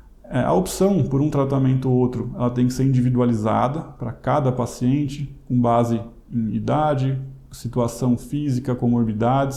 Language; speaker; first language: Portuguese; native; Portuguese